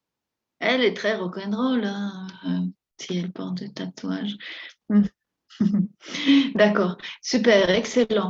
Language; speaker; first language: French; non-native, fluent; Spanish